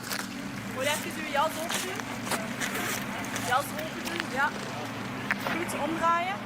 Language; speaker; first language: Dutch; native; Dutch